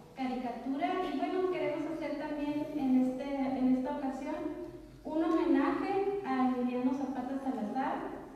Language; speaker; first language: Spanish; native; Spanish